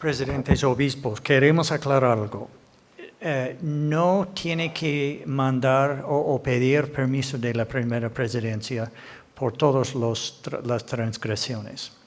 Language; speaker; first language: Spanish; non-native, fluent; English